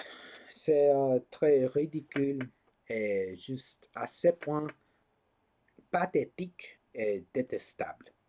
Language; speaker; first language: French; non-native, learner; English